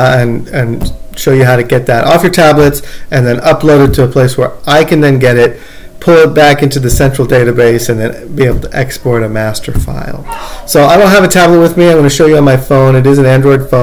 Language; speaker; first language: English; native; English